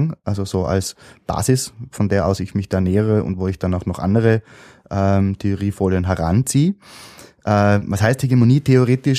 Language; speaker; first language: German; native; German